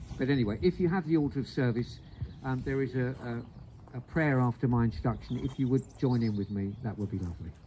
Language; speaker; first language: English; native; English